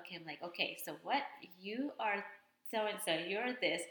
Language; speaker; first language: English; early bilingual, other home language; Spanish